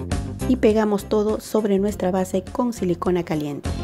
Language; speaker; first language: Spanish; native; Spanish